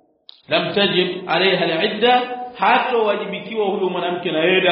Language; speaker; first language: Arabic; non-native, fluent; Swahili